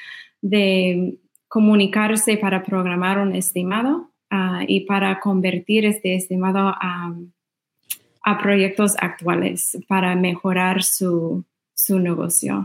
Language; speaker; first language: Spanish; non-native, fluent; English